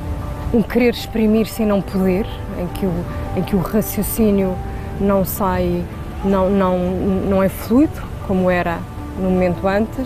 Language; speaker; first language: Portuguese; native; Portuguese